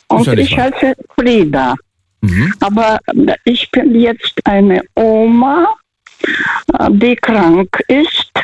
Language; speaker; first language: German; early bilingual, other home language; Russian